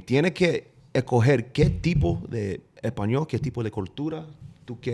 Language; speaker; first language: Spanish; non-native, fluent; English